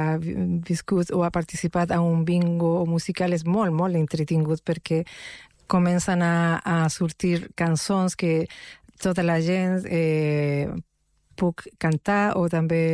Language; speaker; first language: Catalan; non-native, fluent; Spanish